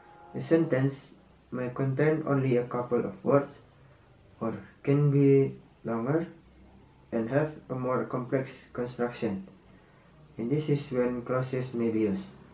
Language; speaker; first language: English; non-native, fluent; Indonesian